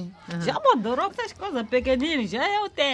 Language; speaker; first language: Portuguese; non-native, local second language; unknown